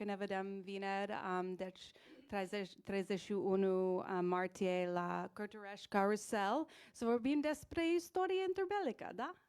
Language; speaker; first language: Romanian; early bilingual, heritage; English